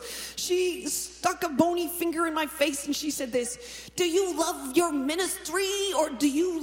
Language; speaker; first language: English; native; English